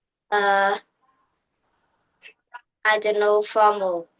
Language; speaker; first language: English; non-native, learner; Vietnamese